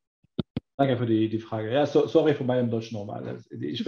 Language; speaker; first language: German; non-native, learner; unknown